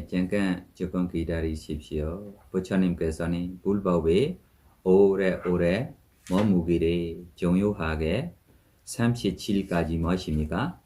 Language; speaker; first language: Korean; non-native, fluent; Burmese